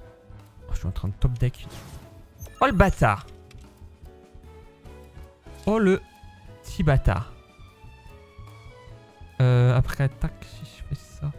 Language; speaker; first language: French; native; French